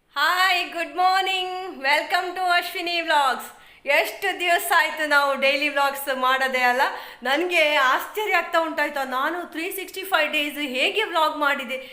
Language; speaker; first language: Kannada; native; Kannada